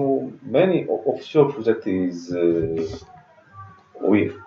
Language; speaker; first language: English; non-native, learner; Korean